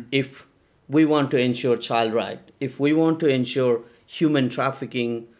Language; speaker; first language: English; non-native, local second language; Nepali